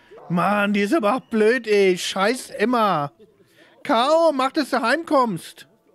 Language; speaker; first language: German; native; German